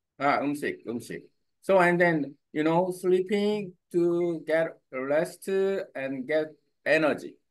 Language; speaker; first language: English; non-native, learner; Korean